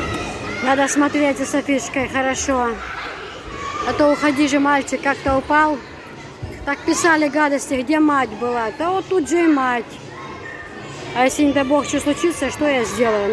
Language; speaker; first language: Russian; non-native, local second language; Chechen